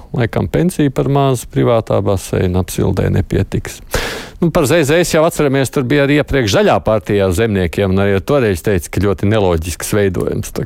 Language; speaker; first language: Latvian; native; Latvian